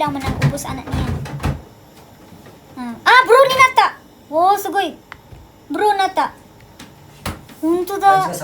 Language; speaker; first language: Japanese; non-native, learner; Cebuano